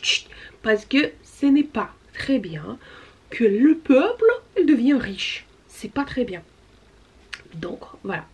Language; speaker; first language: French; non-native, fluent; Russian